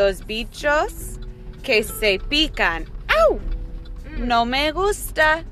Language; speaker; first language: Spanish; non-native, fluent; English